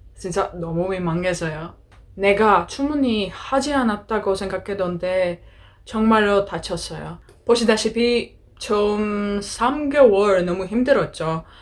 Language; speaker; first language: Korean; non-native, learner; Greek